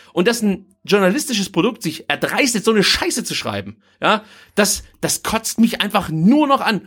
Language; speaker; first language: German; native; German